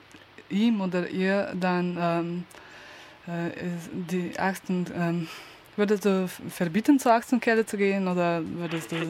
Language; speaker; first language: German; non-native, learner; Slovenian